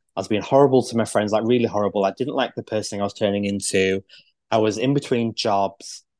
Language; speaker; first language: English; native; English